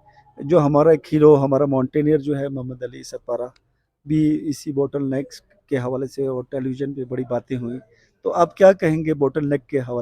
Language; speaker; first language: Hindi; non-native, local second language; Balti